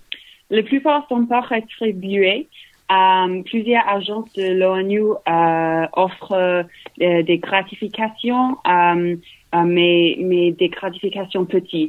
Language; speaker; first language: French; non-native, learner; English